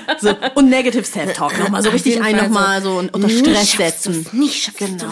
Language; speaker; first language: German; native; German